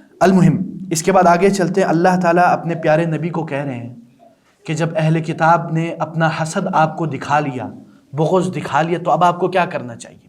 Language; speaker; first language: Urdu; non-native, local second language; Balti